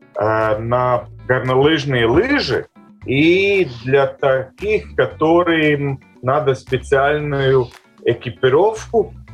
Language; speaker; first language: Russian; non-native, local second language; Latvian